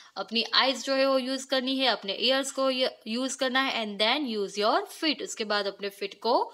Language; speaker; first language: Hindi; non-native, local second language; Gujarati